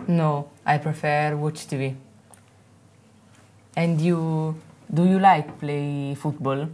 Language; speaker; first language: English; non-native, learner; Italian